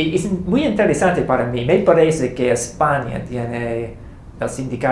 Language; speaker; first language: Spanish; non-native, learner; English